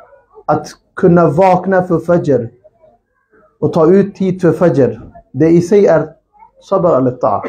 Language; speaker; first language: Swedish; non-native, local second language; Urdu